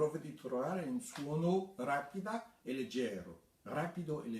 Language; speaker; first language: Italian; non-native, fluent; French